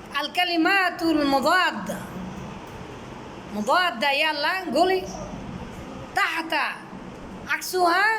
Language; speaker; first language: Arabic; non-native, fluent; Bangla